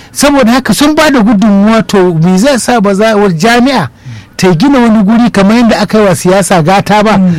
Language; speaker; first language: Hausa; native; Hausa